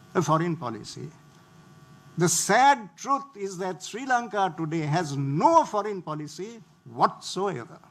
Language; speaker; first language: English; non-native, local second language; Sinhala